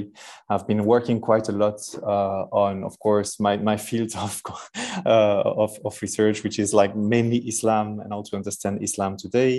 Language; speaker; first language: English; non-native, fluent; French